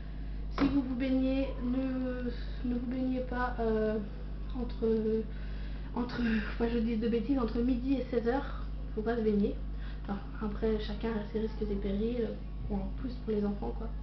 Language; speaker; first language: French; native; French